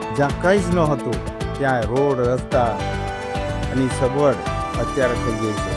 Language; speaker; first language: Gujarati; non-native, local second language; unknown